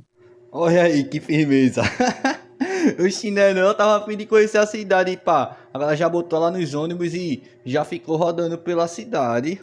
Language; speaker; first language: Portuguese; native; Portuguese